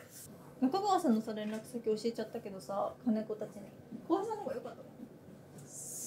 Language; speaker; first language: Japanese; native; Japanese